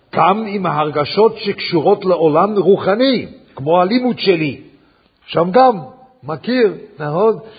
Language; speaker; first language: Hebrew; non-native, fluent; English